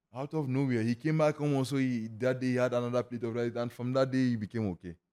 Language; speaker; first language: English; non-native, local second language; Igbo